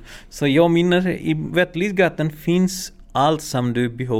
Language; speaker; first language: Swedish; non-native, fluent; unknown